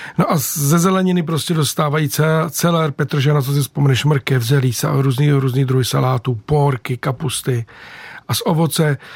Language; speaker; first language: Czech; native; Czech